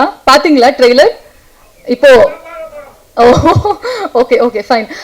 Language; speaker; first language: Tamil; non-native, learner; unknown